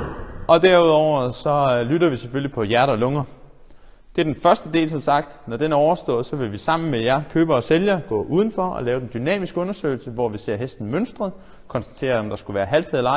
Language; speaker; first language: Danish; native; Danish